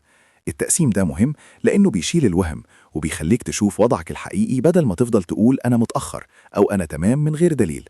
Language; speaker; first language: Arabic; native; Arabic